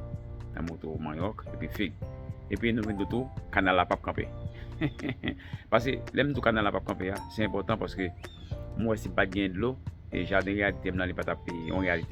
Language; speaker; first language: French; non-native, learner; Haitian Creole